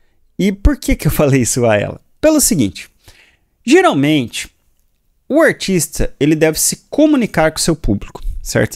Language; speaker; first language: Portuguese; native; Portuguese